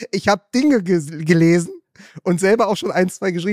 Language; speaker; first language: German; native; German